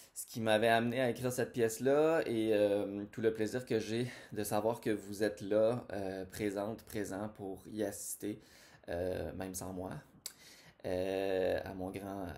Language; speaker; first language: French; native; French